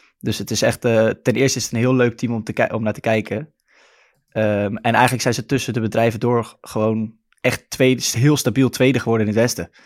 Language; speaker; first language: Dutch; native; Dutch